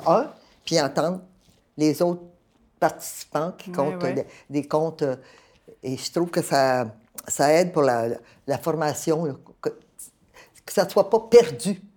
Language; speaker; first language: French; native; French